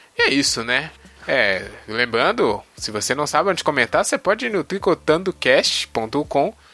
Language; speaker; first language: Portuguese; native; Portuguese